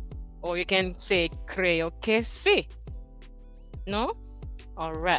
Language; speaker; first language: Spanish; non-native, fluent; English